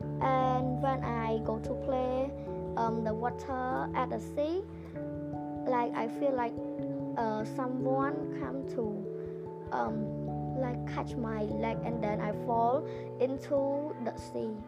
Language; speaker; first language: English; non-native, learner; Khmer